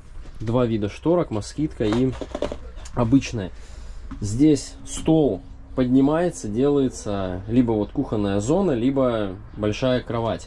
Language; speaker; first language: Russian; native; Russian